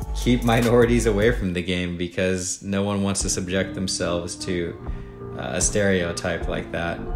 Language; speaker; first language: English; native; English